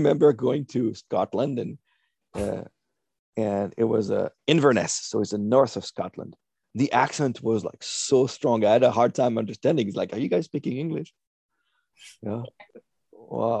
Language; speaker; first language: English; non-native, fluent; French